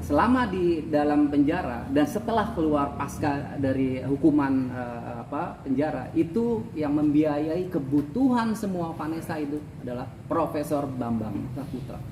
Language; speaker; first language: Indonesian; native; Indonesian